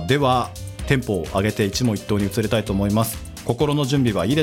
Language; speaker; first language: Japanese; native; Japanese